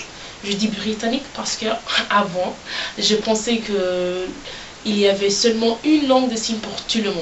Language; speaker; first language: French; early bilingual, heritage; Yoruba